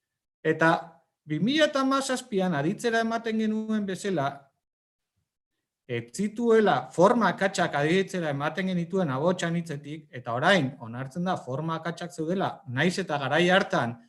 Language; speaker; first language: Basque; native; Basque